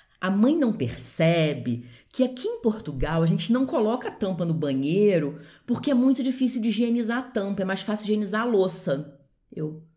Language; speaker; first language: Portuguese; native; Portuguese